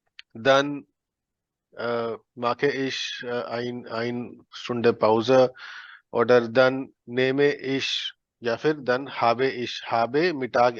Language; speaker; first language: German; non-native, fluent; Hindi